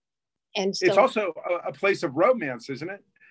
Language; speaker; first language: English; native; English